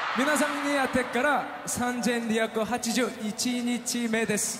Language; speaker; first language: Japanese; non-native, learner; Korean